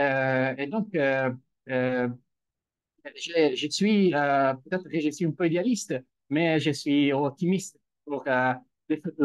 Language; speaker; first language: French; non-native, fluent; Italian